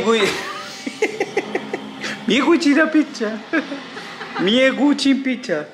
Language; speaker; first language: Russian; non-native, learner; Spanish